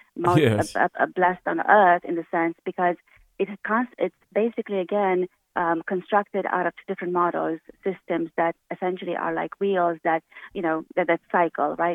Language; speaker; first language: English; early bilingual, other home language; Romanian